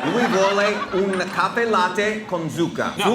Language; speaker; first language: Italian; non-native, learner; English